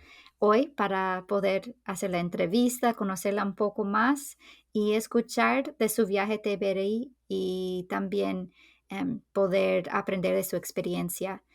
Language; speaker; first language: Spanish; non-native, fluent; English